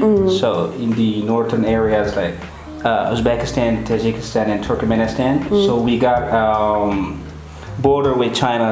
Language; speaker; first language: English; non-native, local second language; Persian